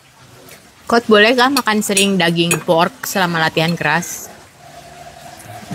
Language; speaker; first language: Indonesian; native; Indonesian